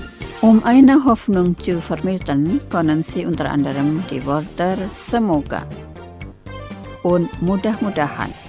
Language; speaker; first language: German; non-native, fluent; Indonesian